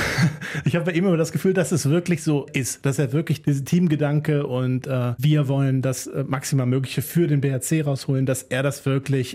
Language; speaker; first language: German; native; German